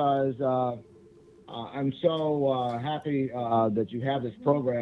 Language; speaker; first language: English; native; English